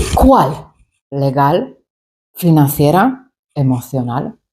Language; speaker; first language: Spanish; non-native, fluent; Polish